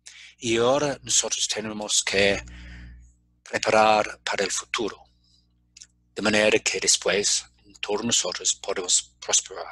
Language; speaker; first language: Spanish; non-native, fluent; English